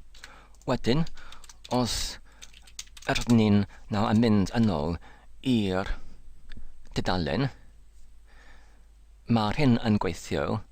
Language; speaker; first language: Welsh; non-native, learner; English